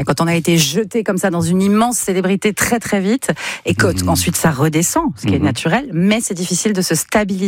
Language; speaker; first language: French; native; French